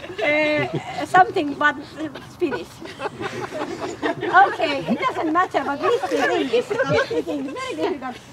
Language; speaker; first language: English; non-native, fluent; Finnish